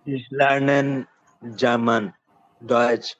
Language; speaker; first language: German; non-native, learner; Bangla